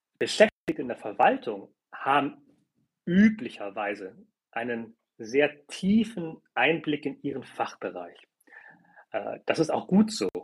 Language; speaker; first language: German; early bilingual, other home language; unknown